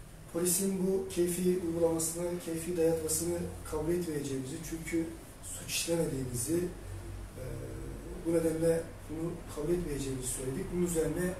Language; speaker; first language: Turkish; native; Turkish